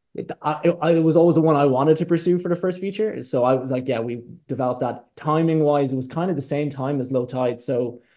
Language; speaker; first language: English; native; English